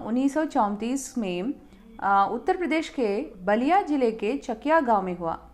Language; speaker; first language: Hindi; non-native, local second language; Malayalam